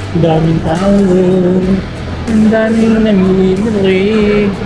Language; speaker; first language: Filipino; native; Filipino